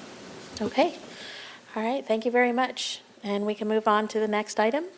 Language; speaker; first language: English; native; English